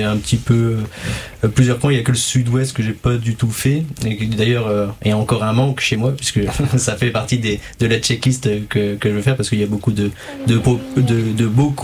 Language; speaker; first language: French; native; French